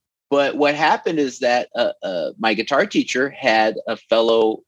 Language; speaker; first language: English; native; English